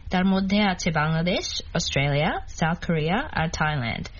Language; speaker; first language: Bangla; early bilingual, heritage; Bangla